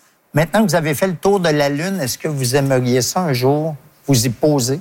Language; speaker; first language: French; native; French